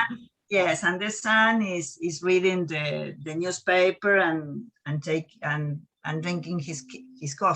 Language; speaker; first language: English; non-native, learner; Spanish